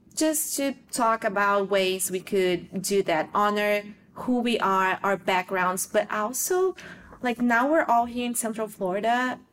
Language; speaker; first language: English; non-native, fluent; Portuguese